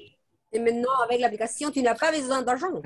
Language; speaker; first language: French; non-native, fluent; Spanish